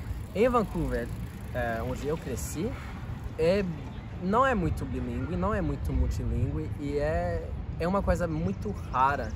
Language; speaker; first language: Portuguese; non-native, fluent; French